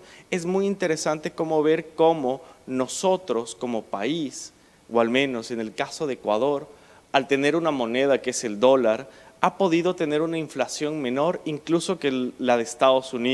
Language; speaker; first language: Spanish; native; Spanish